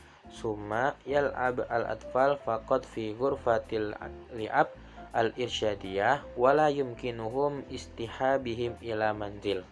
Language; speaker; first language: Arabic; non-native, learner; Indonesian